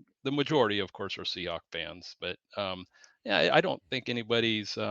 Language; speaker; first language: English; native; English